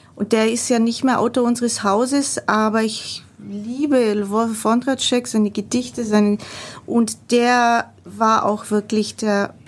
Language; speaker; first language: German; non-native, fluent; Greek